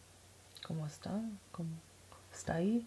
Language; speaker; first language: Italian; non-native, learner; English